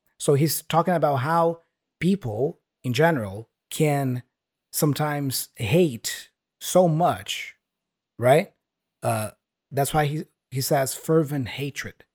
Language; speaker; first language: English; non-native, fluent; Portuguese